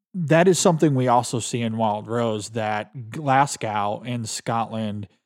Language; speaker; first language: English; native; English